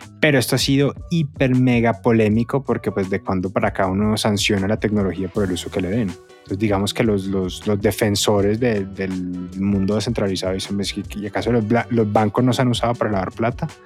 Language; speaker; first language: Spanish; native; Spanish